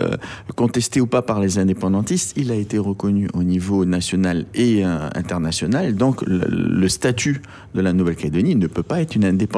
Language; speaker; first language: French; native; French